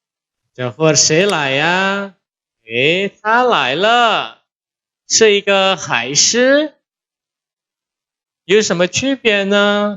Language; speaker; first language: Chinese; non-native, fluent; Indonesian